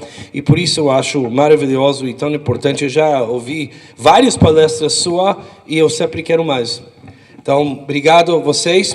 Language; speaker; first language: Portuguese; non-native, fluent; English